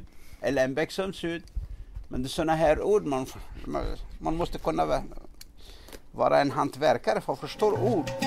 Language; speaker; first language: Swedish; non-native, fluent; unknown